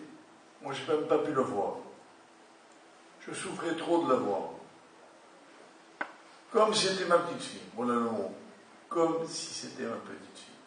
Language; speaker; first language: French; native; French